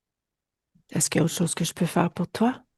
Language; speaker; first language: French; native; French